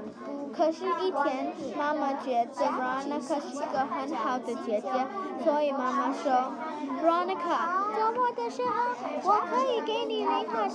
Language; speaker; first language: Chinese; non-native, learner; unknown